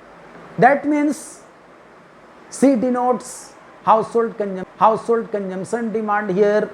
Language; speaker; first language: English; non-native, local second language; Hindi